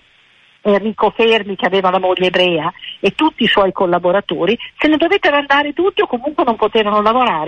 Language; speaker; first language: Italian; native; Italian